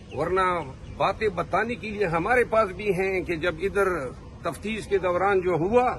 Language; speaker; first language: Urdu; non-native, local second language; Pashto